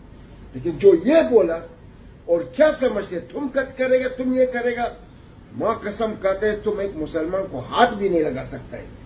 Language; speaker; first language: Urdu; non-native, learner; Arabic